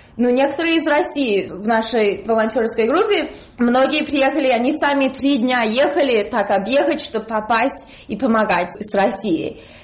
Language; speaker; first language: Russian; early bilingual, heritage; Russian